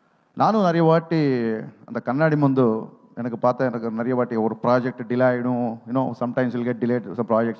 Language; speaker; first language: Tamil; non-native, local second language; Telugu